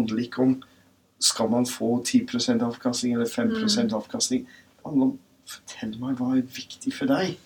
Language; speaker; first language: Norwegian; non-native, fluent; English